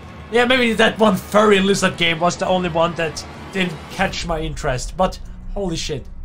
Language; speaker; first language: English; non-native, fluent; German